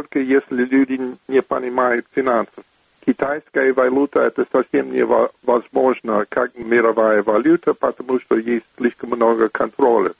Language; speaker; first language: Russian; non-native, fluent; English